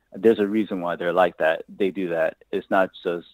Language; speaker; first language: English; native; English